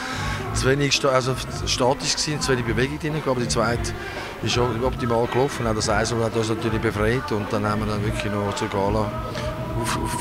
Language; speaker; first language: German; native; German